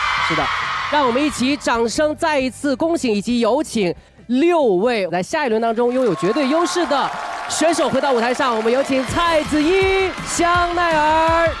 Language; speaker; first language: Chinese; native; Chinese